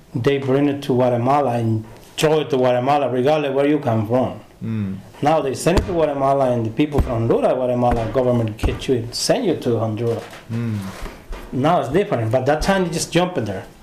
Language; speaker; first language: English; non-native, learner; Spanish